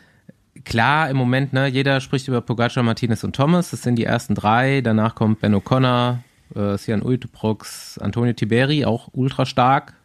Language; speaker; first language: German; native; German